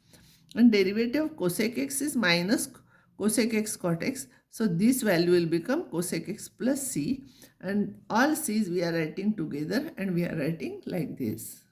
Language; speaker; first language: English; non-native, local second language; Marathi